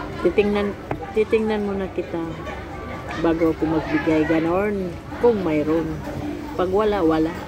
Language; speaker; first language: Filipino; non-native, local second language; Cebuano